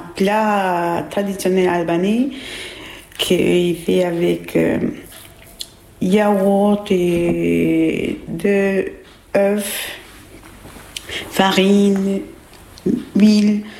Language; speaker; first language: French; non-native, learner; Albanian